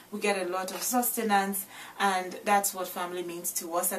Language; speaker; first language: English; non-native, local second language; Igbo